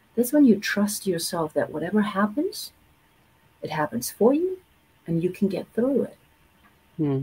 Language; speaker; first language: English; non-native, fluent; German